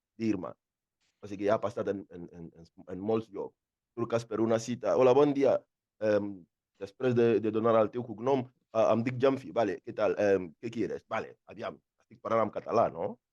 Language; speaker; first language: Catalan; non-native, fluent; Akan